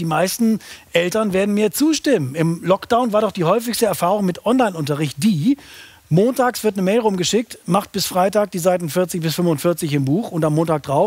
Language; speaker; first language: German; native; German